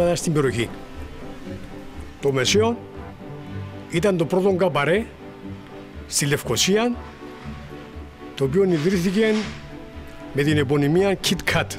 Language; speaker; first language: Greek; native; Greek